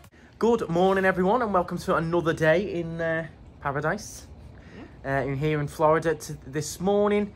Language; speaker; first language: English; native; English